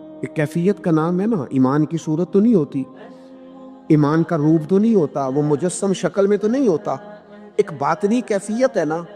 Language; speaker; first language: Urdu; non-native, local second language; Punjabi